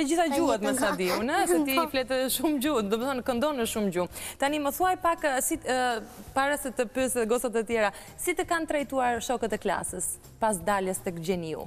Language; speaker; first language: Albanian; native; Albanian